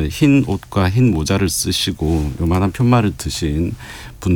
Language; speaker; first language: Korean; native; Korean